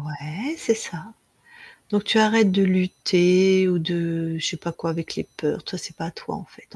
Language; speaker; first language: French; native; French